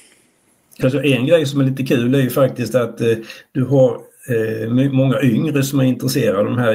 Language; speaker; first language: Swedish; native; Swedish